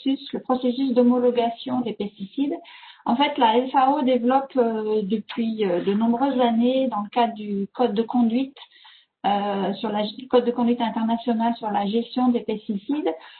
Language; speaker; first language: French; native; French